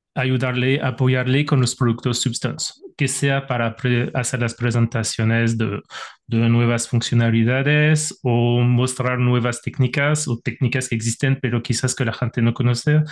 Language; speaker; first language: Spanish; non-native, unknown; French